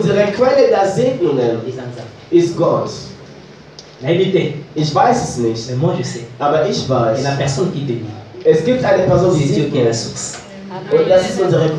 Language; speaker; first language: German; non-native, learner; French